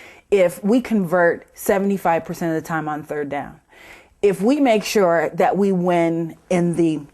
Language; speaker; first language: English; native; English